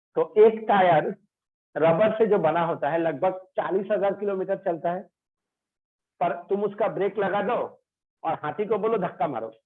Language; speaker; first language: Hindi; non-native, local second language; Bangla